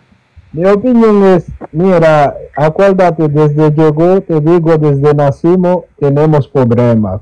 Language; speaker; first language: Spanish; non-native, fluent; Haitian Creole